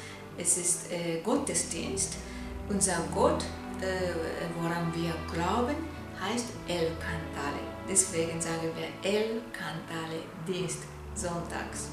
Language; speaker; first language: German; non-native, fluent; Japanese